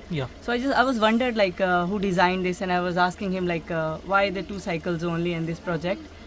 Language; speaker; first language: English; non-native, learner; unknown